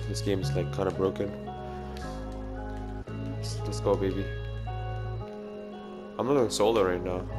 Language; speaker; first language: English; native; English